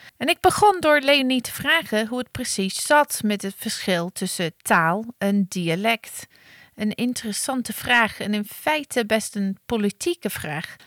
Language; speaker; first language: Dutch; non-native, fluent; English